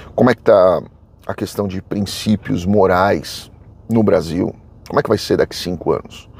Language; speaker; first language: Portuguese; native; Portuguese